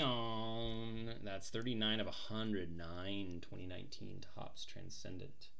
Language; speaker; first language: English; native; English